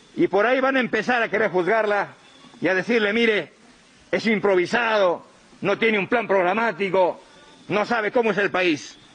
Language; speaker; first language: Spanish; native; Spanish